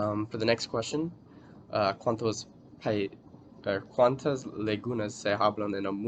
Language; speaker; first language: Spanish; non-native, learner; English